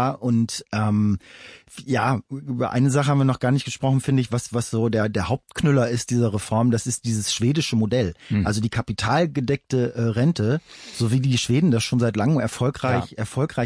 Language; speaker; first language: German; native; German